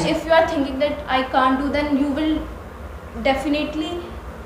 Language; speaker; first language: English; non-native, learner; Hindi